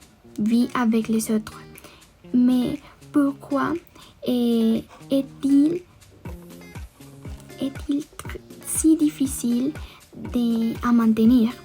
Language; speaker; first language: French; non-native, learner; Spanish